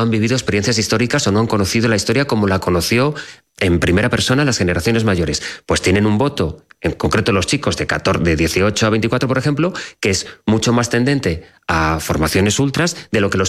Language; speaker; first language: Spanish; native; Spanish